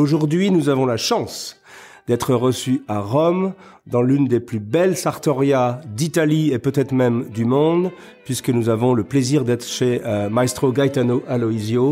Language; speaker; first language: French; native; French